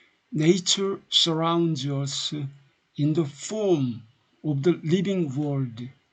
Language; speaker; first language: English; non-native, fluent; Korean